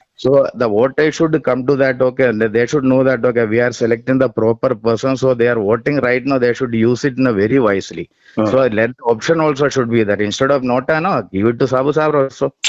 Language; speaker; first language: English; non-native, local second language; Malayalam